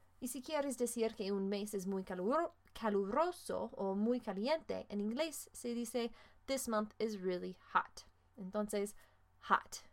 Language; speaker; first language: Spanish; non-native, fluent; English